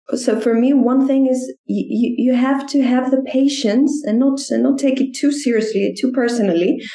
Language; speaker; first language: English; non-native, fluent; Greek